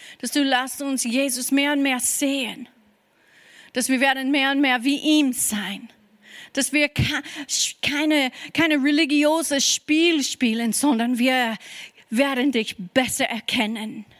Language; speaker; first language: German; non-native, fluent; English